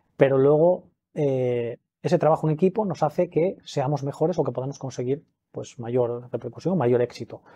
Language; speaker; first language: Spanish; native; Spanish